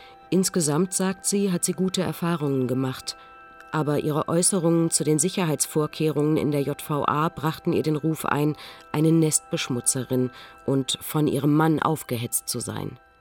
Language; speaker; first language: German; native; German